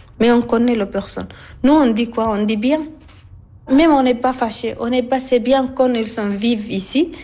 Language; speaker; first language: French; non-native, learner; Arabic